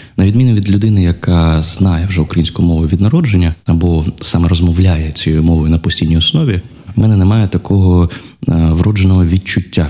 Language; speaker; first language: Ukrainian; non-native, local second language; Russian